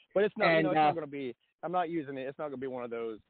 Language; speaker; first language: English; native; English